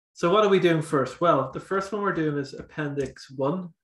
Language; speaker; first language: English; native; English